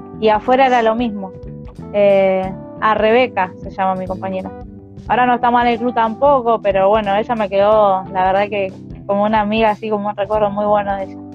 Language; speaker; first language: Spanish; native; Spanish